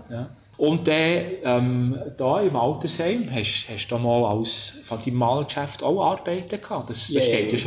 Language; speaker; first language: German; native; German